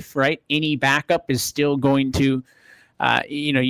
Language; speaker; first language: English; native; English